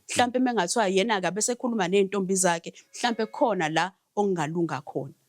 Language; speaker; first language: Zulu; native; Zulu